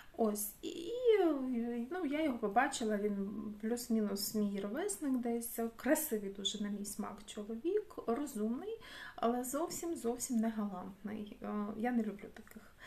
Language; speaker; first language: Ukrainian; native; Ukrainian